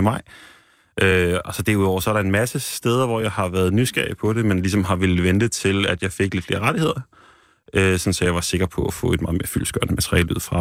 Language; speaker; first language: Danish; native; Danish